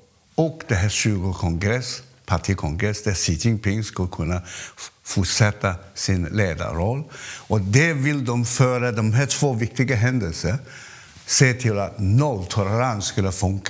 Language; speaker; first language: Swedish; non-native, fluent; Cantonese